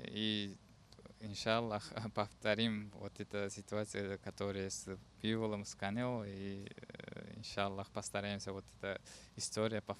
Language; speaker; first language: Russian; non-native, learner; Uzbek